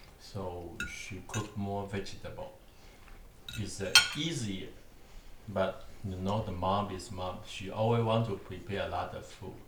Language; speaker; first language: English; non-native, learner; Chinese